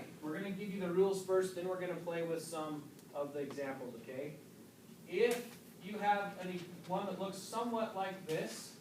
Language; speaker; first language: English; native; English